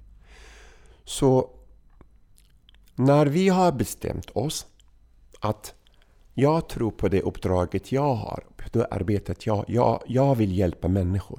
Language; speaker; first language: Swedish; non-native, fluent; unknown